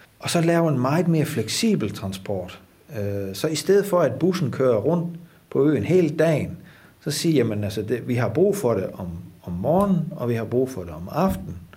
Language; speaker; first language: Danish; non-native, fluent; Dutch